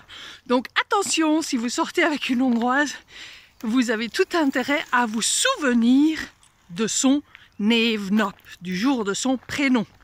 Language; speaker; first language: French; non-native, fluent; Hungarian